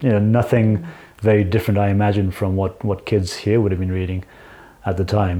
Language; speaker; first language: English; non-native, local second language; Nepali